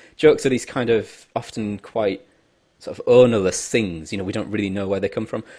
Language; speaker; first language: English; native; English